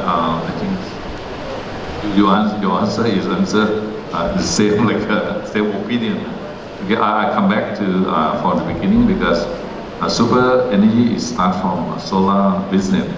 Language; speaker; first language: English; non-native, learner; Thai